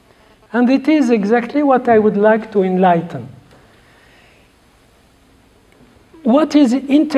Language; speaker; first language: English; non-native, fluent; Arabic